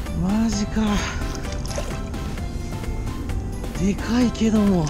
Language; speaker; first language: Japanese; native; Japanese